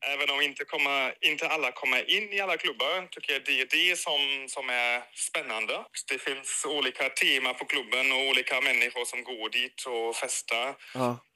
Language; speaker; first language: Swedish; non-native, fluent; German